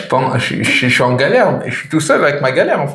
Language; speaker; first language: French; native; French